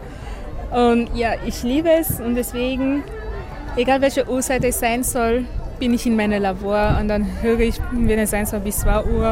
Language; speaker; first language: German; non-native, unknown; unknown